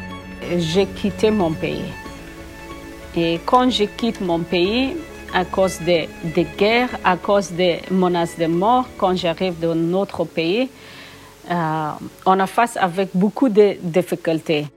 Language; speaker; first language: French; non-native, learner; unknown